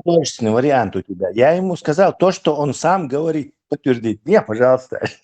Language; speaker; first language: Russian; non-native, local second language; Chechen